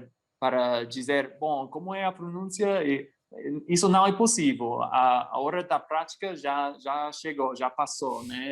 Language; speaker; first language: Portuguese; non-native, fluent; English